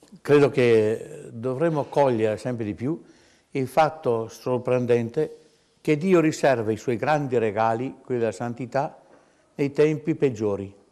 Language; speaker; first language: Italian; native; Italian